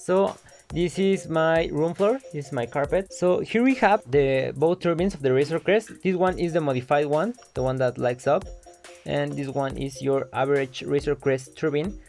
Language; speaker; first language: English; non-native, local second language; Spanish